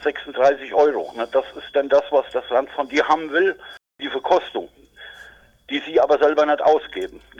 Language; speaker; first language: German; native; German